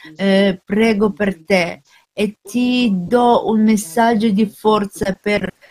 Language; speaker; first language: Italian; non-native, fluent; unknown